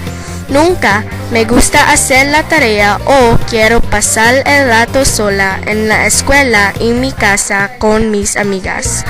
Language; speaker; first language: Spanish; non-native, learner; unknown